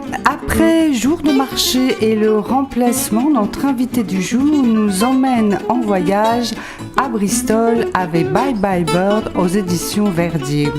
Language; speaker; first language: French; native; French